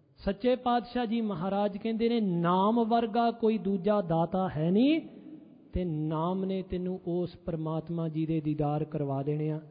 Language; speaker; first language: Punjabi; early bilingual, heritage; Punjabi